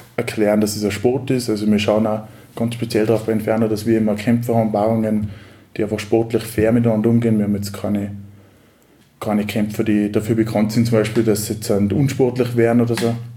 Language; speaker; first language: German; native; German